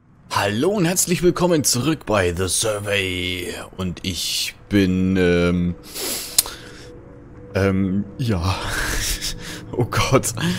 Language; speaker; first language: German; native; German